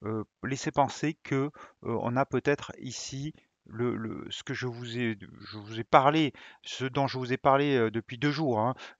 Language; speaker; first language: French; native; French